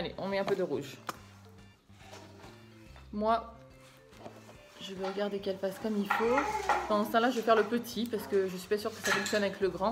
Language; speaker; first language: French; native; French